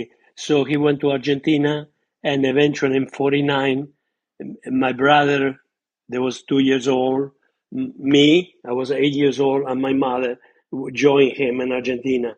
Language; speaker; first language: English; non-native, fluent; Spanish